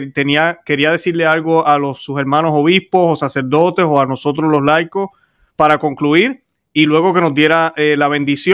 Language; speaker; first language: Spanish; native; Spanish